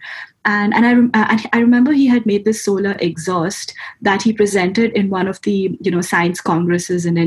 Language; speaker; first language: English; non-native, local second language; Hindi